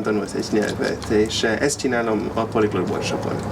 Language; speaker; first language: Hungarian; non-native, learner; English